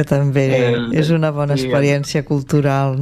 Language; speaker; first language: Catalan; native; Catalan